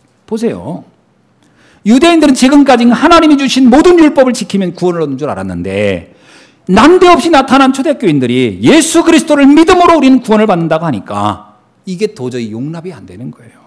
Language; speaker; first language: Korean; native; Korean